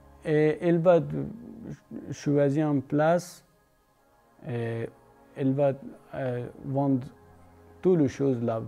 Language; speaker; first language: French; non-native, learner; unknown